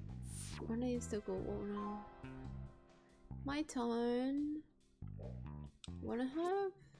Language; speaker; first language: English; non-native, learner; Japanese